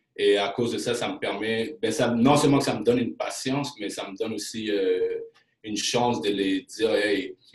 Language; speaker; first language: French; early bilingual, other home language; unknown